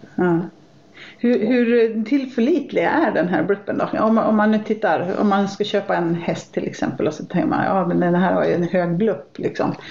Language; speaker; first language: Swedish; native; Swedish